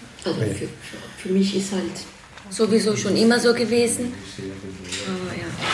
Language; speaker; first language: German; early bilingual, other home language; Italian